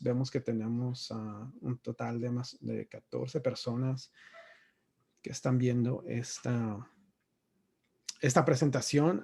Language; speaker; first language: Spanish; native; Spanish